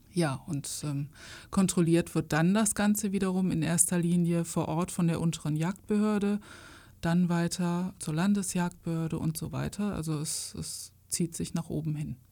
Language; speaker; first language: German; native; German